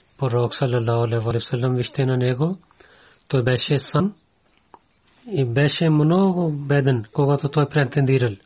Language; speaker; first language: Bulgarian; non-native, learner; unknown